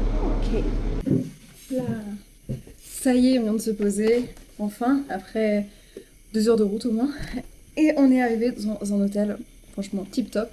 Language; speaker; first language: French; native; French